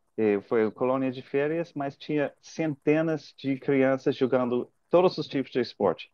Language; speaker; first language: Portuguese; non-native, fluent; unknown